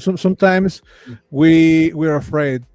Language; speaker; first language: English; non-native, fluent; Spanish